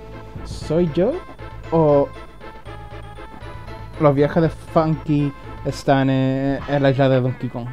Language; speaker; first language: Spanish; native; Spanish